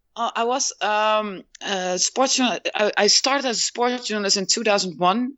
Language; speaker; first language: English; non-native, fluent; Dutch